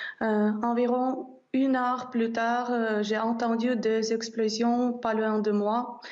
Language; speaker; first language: French; non-native, fluent; Ukrainian